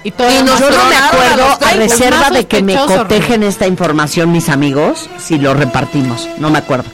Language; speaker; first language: Spanish; native; Spanish